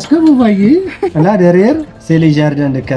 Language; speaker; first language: French; non-native, fluent; Amharic